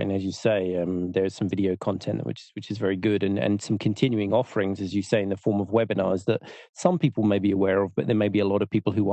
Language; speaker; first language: English; native; English